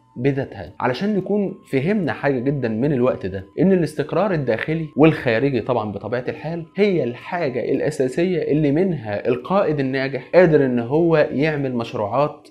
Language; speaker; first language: Arabic; native; Arabic